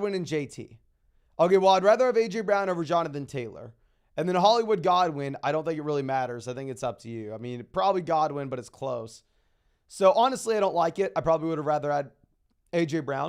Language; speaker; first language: English; native; English